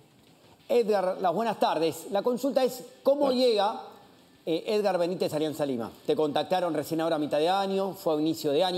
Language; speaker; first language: Spanish; native; Spanish